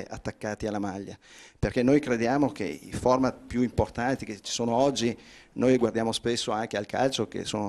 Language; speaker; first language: Italian; native; Italian